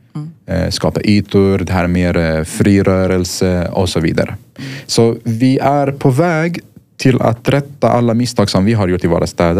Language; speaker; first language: Swedish; non-native, fluent; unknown